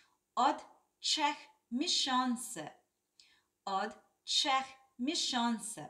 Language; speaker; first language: Polish; non-native, fluent; Sinhala